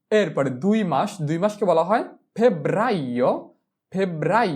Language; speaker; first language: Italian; non-native, fluent; Bangla